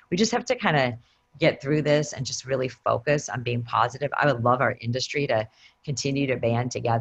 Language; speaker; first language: English; native; English